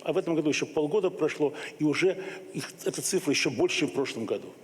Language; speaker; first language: Russian; native; Russian